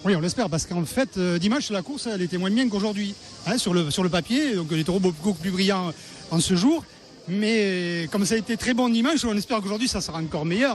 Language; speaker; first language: French; native; French